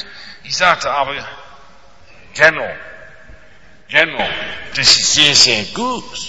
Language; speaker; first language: German; non-native, fluent; English